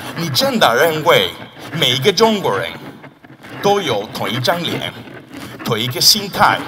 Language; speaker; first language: Chinese; non-native, fluent; Spanish